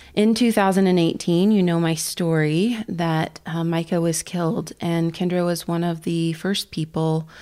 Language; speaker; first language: English; native; English